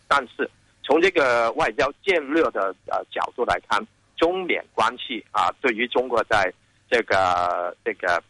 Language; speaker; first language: Chinese; non-native, local second language; Cantonese